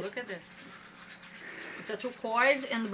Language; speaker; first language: English; non-native, learner; Portuguese